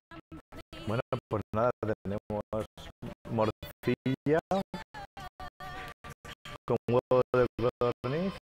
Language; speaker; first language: Spanish; native; Spanish